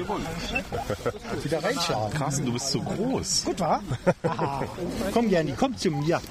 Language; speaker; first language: German; native; German